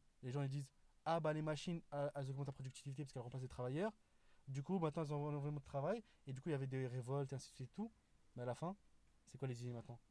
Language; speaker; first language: French; native; French